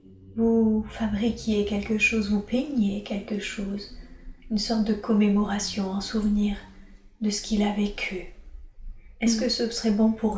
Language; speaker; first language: French; native; French